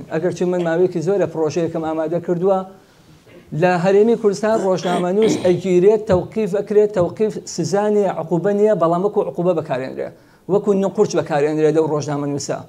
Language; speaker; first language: Central Kurdish; native; Central Kurdish